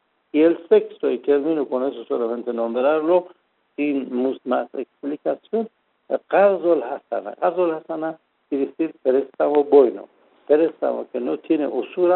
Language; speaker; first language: Spanish; non-native, fluent; Persian